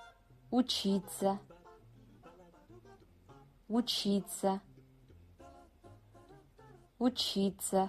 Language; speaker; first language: Russian; non-native, fluent; Kazakh